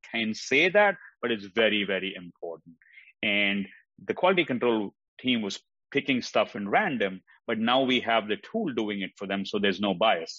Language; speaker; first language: English; non-native, local second language; Tamil